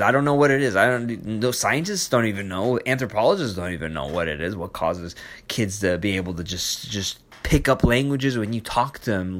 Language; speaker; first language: English; native; English